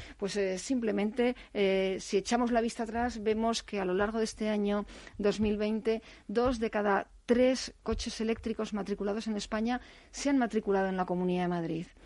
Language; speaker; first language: Spanish; native; Spanish